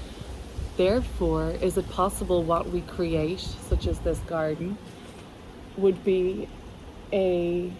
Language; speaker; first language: English; native; English